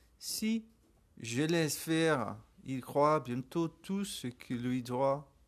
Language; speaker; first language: French; non-native, learner; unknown